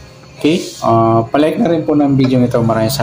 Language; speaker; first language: Filipino; native; Filipino